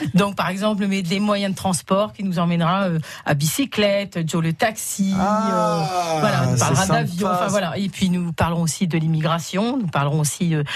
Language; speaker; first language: French; native; French